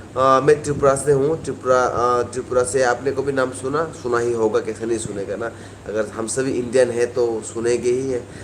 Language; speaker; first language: Hindi; non-native, local second language; Kok Borok